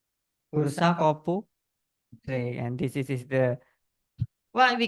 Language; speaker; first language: English; non-native, learner; Indonesian